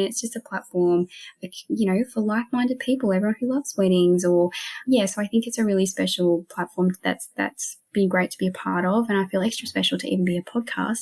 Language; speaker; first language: English; native; English